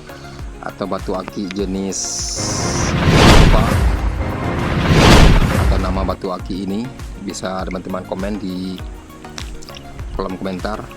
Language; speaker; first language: Indonesian; non-native, local second language; Achinese